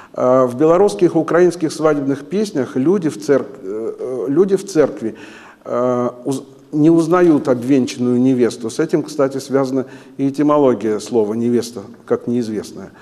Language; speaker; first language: Russian; native; Russian